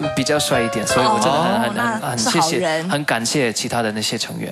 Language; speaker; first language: Chinese; early bilingual, heritage; Chinese